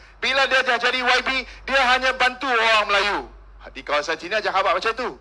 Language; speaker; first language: Malay; non-native, local second language; Min Nan Chinese